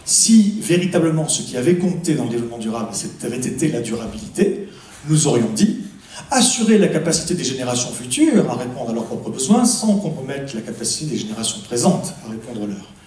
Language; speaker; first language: French; native; French